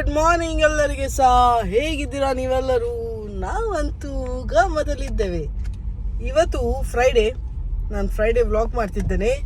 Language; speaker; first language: Kannada; native; Kannada